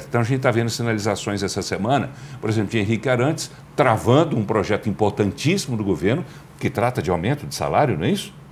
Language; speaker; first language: Portuguese; native; Portuguese